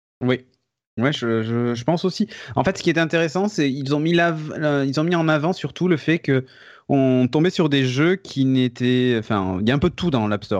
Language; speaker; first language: French; native; French